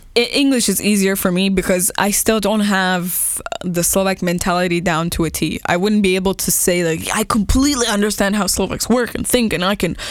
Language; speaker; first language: English; non-native, fluent; Persian